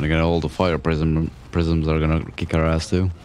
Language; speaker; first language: English; native; English